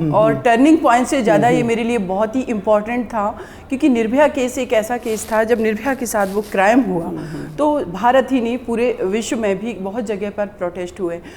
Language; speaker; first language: Hindi; native; Hindi